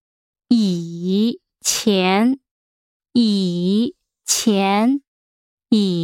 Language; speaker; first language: Chinese; non-native, learner; English